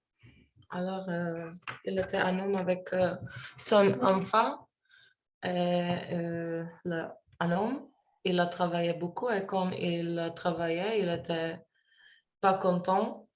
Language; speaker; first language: French; non-native, learner; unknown